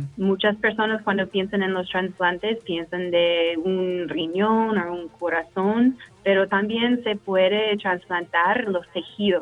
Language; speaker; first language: Spanish; non-native, fluent; English